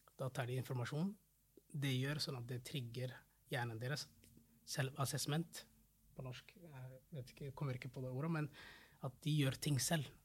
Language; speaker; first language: Norwegian; non-native, fluent; Somali